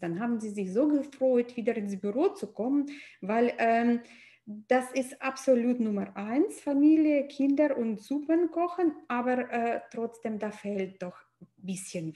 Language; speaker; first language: German; non-native, fluent; Russian